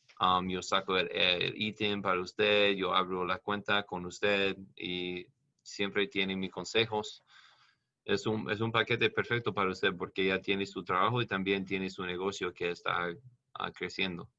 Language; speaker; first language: Spanish; non-native, learner; English